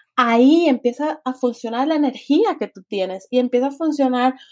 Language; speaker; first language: Spanish; native; Spanish